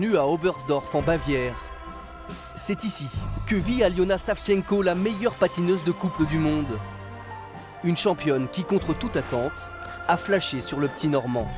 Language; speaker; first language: French; native; French